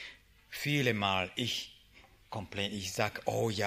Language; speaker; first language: German; non-native, learner; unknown